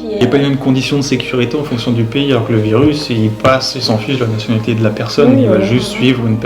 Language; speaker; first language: French; native; French